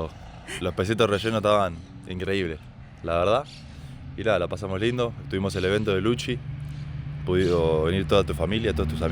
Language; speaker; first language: Spanish; native; Spanish